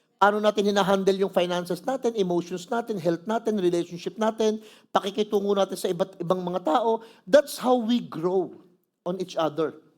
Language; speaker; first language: Filipino; native; Filipino